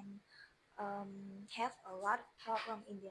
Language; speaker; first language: English; non-native, learner; Vietnamese